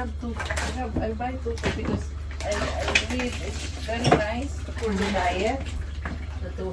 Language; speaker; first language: English; non-native, learner; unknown